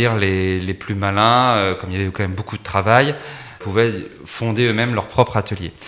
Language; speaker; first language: French; native; French